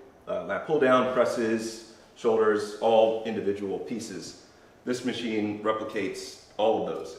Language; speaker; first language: English; native; English